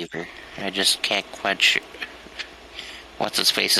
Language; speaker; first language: English; native; English